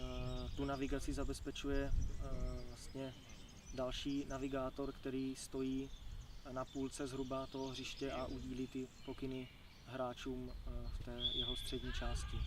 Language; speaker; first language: Czech; native; Czech